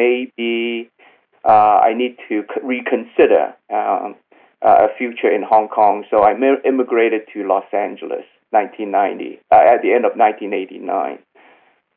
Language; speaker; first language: English; non-native, local second language; Cantonese